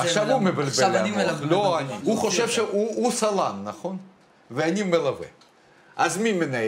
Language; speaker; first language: Hebrew; non-native, fluent; Russian